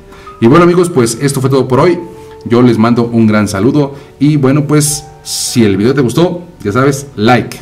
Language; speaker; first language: Spanish; native; Spanish